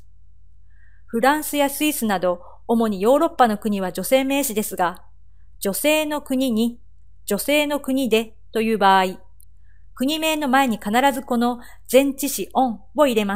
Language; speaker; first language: Japanese; native; Japanese